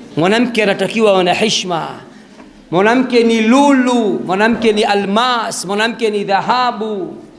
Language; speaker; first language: Swahili; native; Swahili